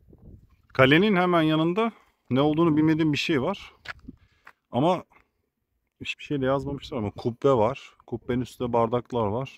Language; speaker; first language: Turkish; native; Turkish